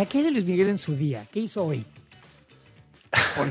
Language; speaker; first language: Spanish; native; Spanish